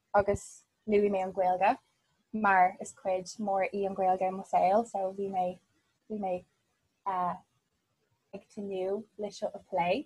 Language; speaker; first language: Irish; non-native, local second language; English